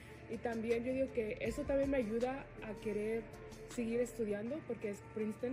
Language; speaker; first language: Spanish; early bilingual, heritage; Spanish